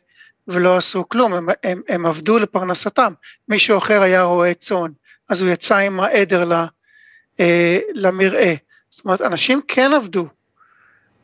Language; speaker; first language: Hebrew; native; Hebrew